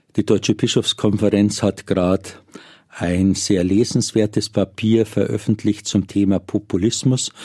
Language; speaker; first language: German; native; German